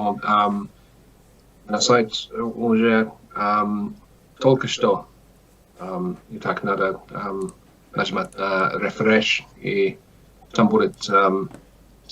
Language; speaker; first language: Russian; non-native, learner; English